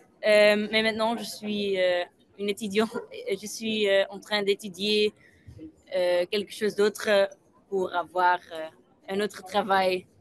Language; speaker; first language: French; non-native, local second language; Dutch